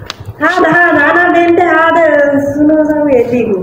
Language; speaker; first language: Arabic; non-native, learner; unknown